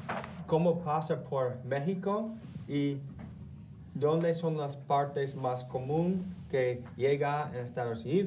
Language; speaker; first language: Spanish; non-native, learner; English